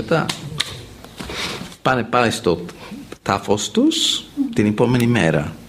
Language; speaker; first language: Greek; non-native, learner; English